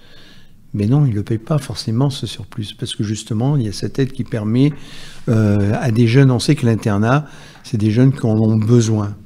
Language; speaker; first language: French; native; French